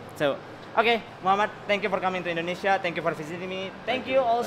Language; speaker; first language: English; non-native, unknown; Indonesian